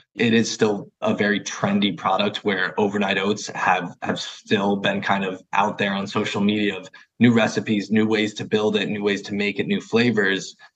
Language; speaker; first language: English; native; English